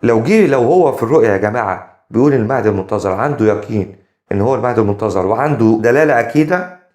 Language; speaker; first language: Arabic; native; Arabic